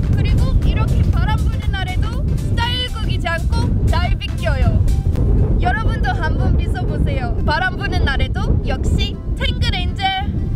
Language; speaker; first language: Korean; non-native, fluent; English